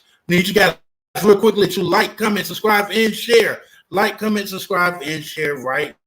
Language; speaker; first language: English; native; English